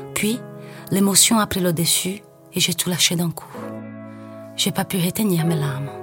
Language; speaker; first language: French; non-native, fluent; Portuguese